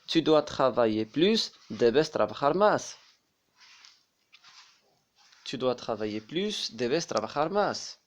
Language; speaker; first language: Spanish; non-native, fluent; Arabic